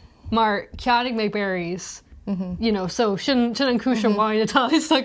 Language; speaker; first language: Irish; non-native, learner; English